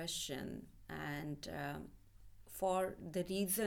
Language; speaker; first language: English; non-native, local second language; Marathi